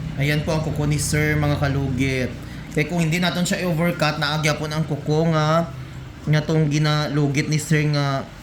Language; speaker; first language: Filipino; non-native, local second language; Hiligaynon